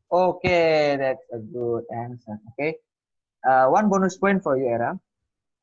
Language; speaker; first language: English; non-native, learner; Indonesian